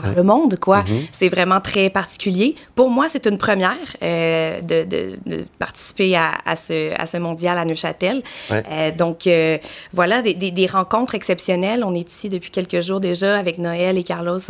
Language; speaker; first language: French; native; French